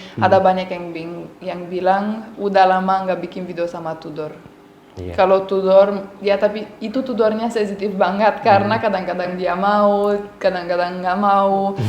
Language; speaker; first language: Indonesian; non-native, fluent; Romanian